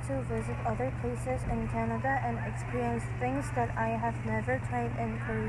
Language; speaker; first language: English; non-native, learner; Korean